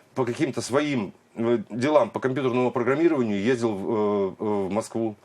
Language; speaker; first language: Russian; native; Russian